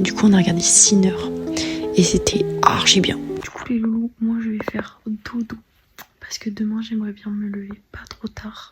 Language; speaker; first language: French; native; French